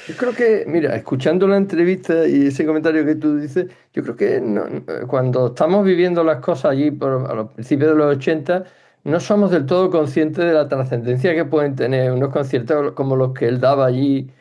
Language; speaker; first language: Spanish; native; Spanish